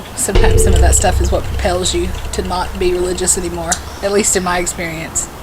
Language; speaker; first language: English; native; English